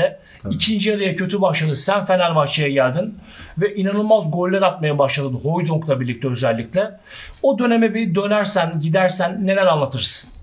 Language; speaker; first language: Turkish; native; Turkish